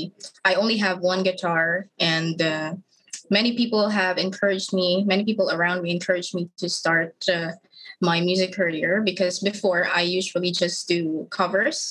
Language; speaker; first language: English; non-native, local second language; Filipino